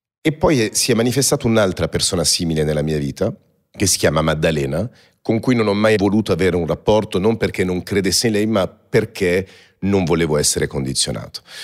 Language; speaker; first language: Italian; native; Italian